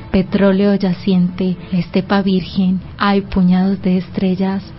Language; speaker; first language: Spanish; native; Spanish